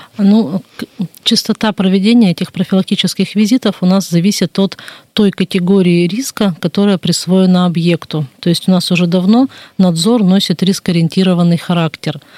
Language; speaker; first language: Russian; native; Russian